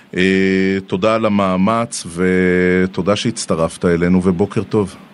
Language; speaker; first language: Hebrew; native; Hebrew